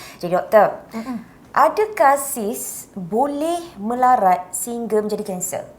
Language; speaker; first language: Malay; native; Malay